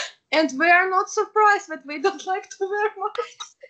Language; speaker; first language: English; non-native, fluent; Russian